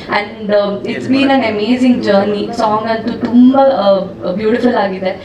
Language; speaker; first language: Kannada; non-native, local second language; Tulu